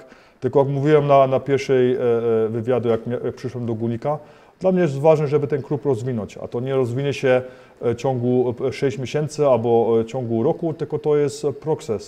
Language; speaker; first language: Polish; early bilingual, heritage; Polish